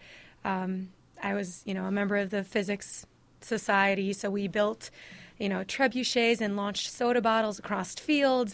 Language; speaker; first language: English; native; English